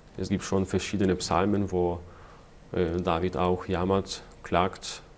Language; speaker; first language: German; non-native, fluent; Ukrainian